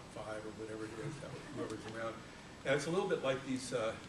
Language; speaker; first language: English; native; English